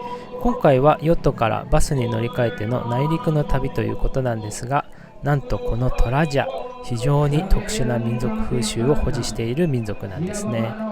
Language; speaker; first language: Japanese; native; Japanese